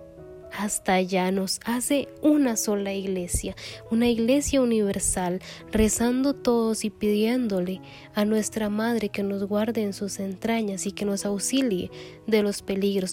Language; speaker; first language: Spanish; native; Spanish